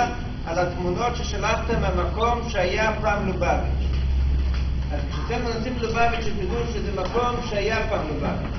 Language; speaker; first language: Hebrew; non-native, fluent; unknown